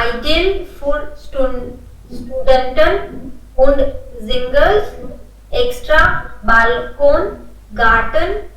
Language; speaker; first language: German; non-native, learner; Hindi